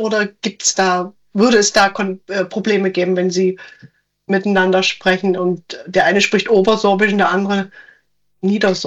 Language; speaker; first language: German; native; German